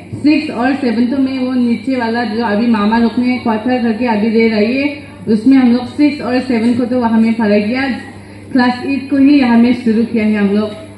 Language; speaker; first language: Hindi; non-native, local second language; Garo